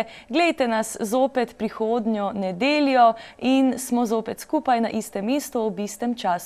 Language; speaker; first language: Slovenian; native; Slovenian